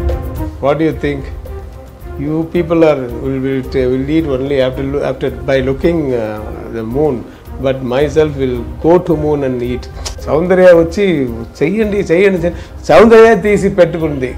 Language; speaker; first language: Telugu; non-native, learner; Tamil